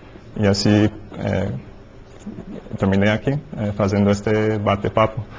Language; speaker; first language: Portuguese; non-native, learner; English